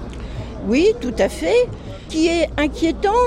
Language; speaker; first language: French; native; French